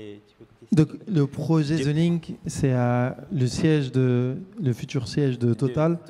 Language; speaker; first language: French; native; French